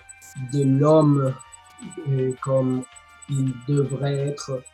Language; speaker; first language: French; non-native, learner; Spanish